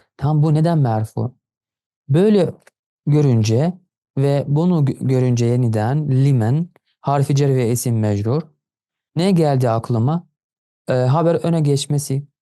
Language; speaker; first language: Turkish; non-native, fluent; Arabic